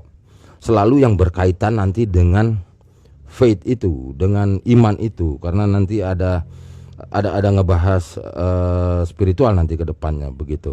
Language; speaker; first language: Indonesian; native; Indonesian